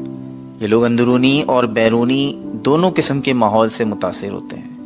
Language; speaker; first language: Urdu; native; Urdu